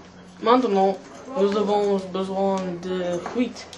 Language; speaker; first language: French; non-native, learner; English